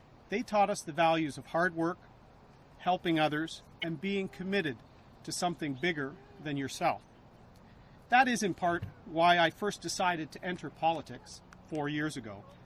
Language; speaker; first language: English; native; English